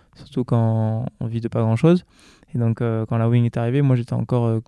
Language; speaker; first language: French; native; French